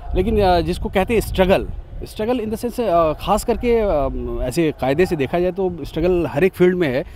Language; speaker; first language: Hindi; native; Hindi